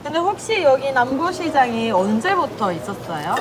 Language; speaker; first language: Korean; non-native, learner; Spanish